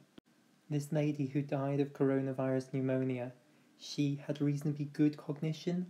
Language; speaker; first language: English; native; English